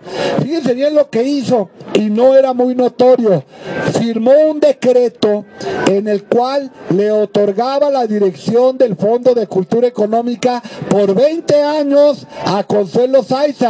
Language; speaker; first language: Spanish; native; Spanish